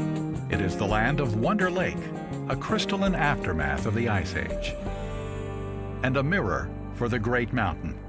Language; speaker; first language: English; native; English